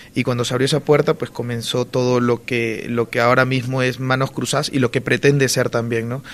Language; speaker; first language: Spanish; native; Spanish